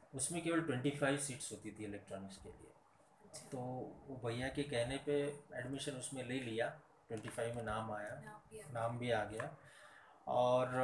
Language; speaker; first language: Hindi; non-native, local second language; Marathi